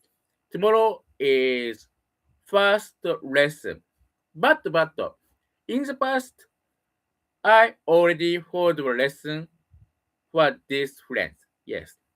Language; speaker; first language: English; non-native, learner; Japanese